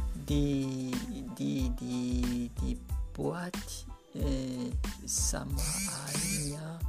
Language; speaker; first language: Indonesian; non-native, learner; Kinyarwanda